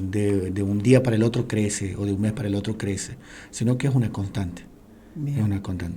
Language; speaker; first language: Spanish; native; Spanish